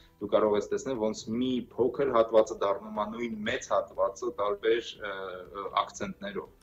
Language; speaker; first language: Armenian; native; Armenian